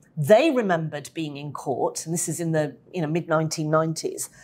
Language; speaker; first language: English; native; English